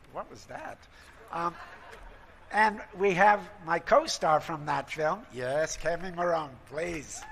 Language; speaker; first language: English; native; English